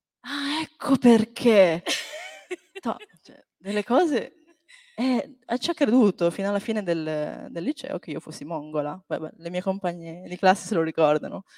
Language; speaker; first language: Italian; early bilingual, other home language; Chinese